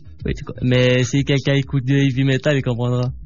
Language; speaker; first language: French; non-native, local second language; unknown